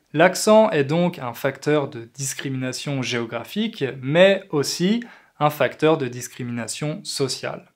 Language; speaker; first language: French; native; French